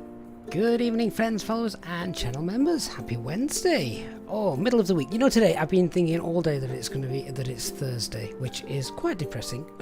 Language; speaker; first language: English; native; English